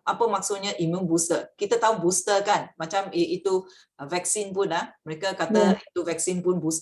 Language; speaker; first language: Malay; native; Malay